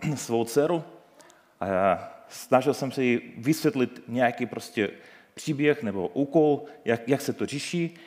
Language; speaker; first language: Czech; non-native, fluent; Ukrainian